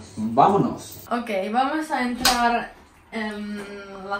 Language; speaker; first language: Spanish; non-native, learner; Finnish